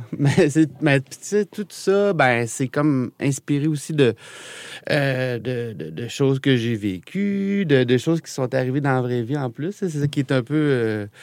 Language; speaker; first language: French; native; French